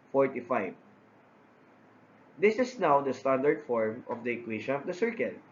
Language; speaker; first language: English; non-native, local second language; Filipino